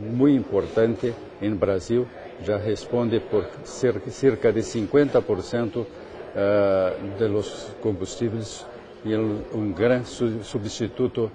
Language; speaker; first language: Spanish; non-native, fluent; Portuguese